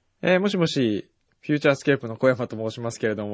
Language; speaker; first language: Japanese; native; Japanese